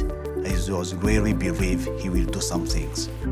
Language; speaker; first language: English; non-native, local second language; Kinyarwanda